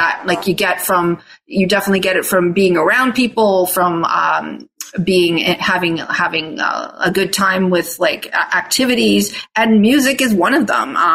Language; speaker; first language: English; non-native, fluent; Italian